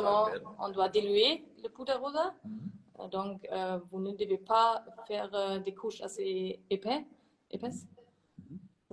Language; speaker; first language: French; non-native, fluent; German